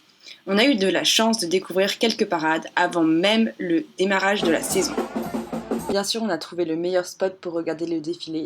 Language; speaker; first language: French; native; French